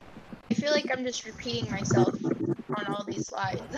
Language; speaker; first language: English; native; English